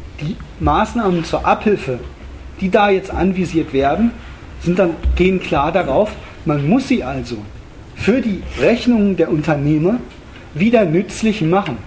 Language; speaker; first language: German; native; German